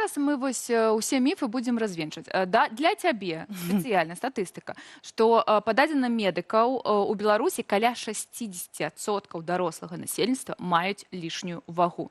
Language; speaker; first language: Belarusian; native; Belarusian